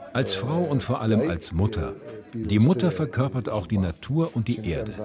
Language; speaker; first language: German; non-native, fluent; Kurdish